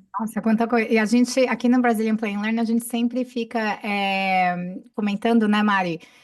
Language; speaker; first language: Portuguese; native; Portuguese